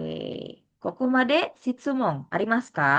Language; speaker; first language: Japanese; non-native, fluent; Indonesian